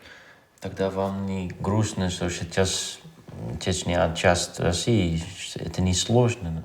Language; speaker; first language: Russian; non-native, fluent; Dutch